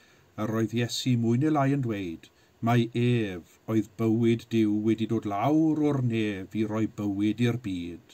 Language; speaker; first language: Welsh; native; Welsh